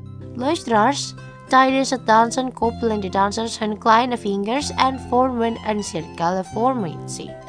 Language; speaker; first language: Dutch; non-native, fluent; Indonesian